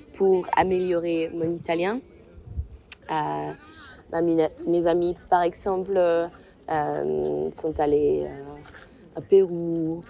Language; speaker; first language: French; non-native, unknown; German